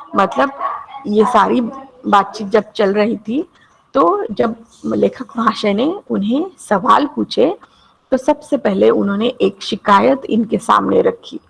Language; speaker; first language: Hindi; non-native, local second language; Marathi